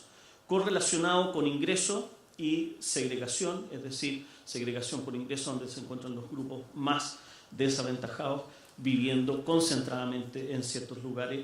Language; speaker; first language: Spanish; native; Spanish